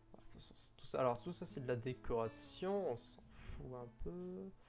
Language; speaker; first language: French; native; French